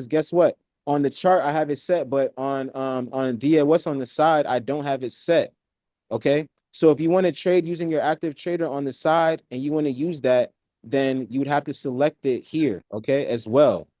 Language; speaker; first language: English; native; English